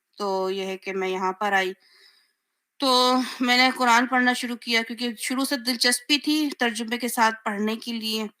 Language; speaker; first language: Urdu; native; Urdu